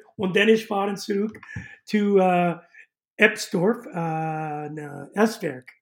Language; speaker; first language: German; non-native, learner; English